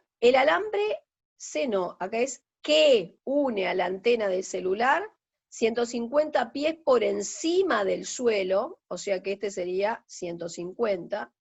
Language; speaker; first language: Spanish; native; Spanish